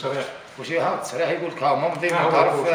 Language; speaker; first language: Arabic; native; Arabic